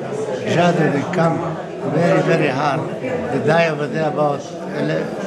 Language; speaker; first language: English; non-native, learner; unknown